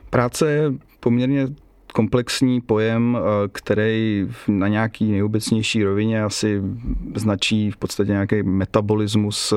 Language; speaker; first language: Czech; native; Czech